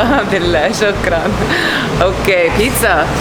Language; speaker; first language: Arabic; non-native, learner; English